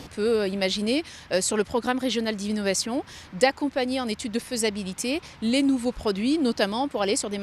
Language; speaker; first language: French; native; French